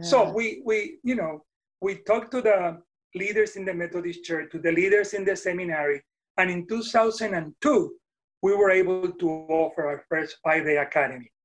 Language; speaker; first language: English; non-native, fluent; Spanish